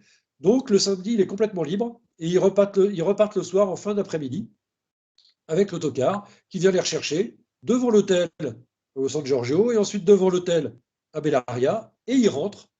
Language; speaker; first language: French; native; French